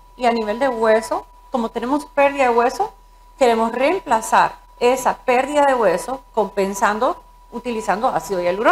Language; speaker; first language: Spanish; native; Spanish